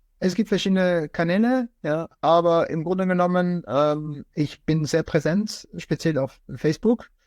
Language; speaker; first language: German; non-native, fluent; French